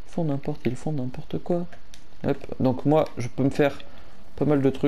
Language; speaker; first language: French; native; French